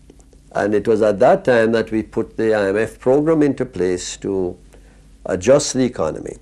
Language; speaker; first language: English; native; English